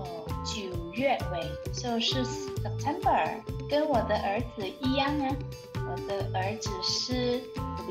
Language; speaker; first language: Chinese; non-native, learner; English